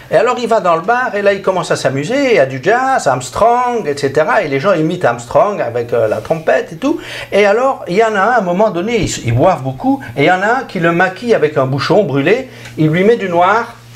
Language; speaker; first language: French; native; French